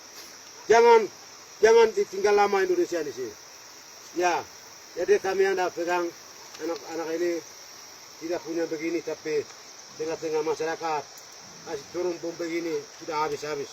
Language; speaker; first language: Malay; non-native, local second language; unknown